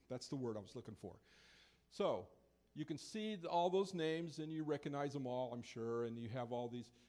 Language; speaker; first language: English; native; English